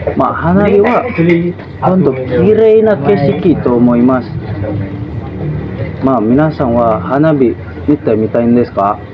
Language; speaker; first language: Japanese; non-native, learner; Indonesian